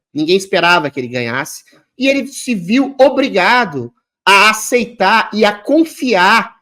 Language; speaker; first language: Portuguese; native; Portuguese